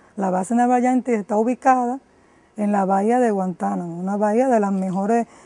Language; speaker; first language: Spanish; native; Spanish